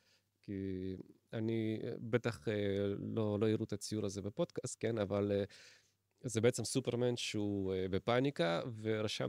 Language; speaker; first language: Hebrew; native; Hebrew